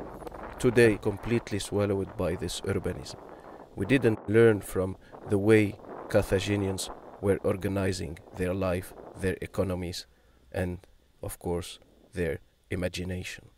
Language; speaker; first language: English; non-native, fluent; Arabic